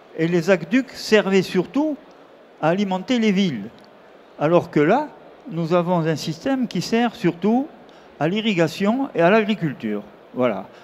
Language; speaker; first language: French; native; French